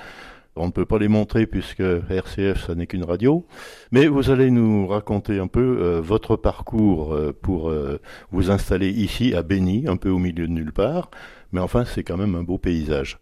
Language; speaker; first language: French; native; French